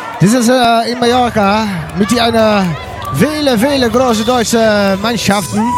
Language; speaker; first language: German; non-native, learner; Dutch